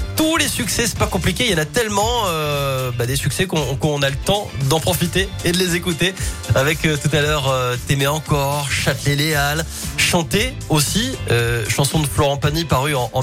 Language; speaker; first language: French; native; French